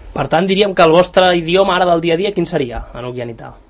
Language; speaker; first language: Catalan; native; Catalan